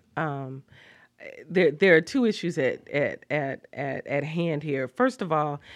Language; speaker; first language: English; native; English